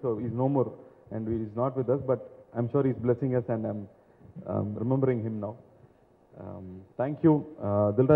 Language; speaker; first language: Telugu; non-native, learner; Tamil